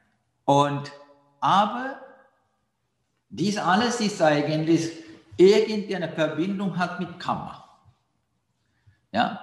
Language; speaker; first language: German; non-native, learner; Sinhala